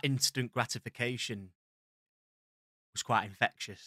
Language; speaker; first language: English; native; English